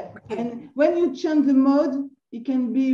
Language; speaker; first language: English; non-native, learner; French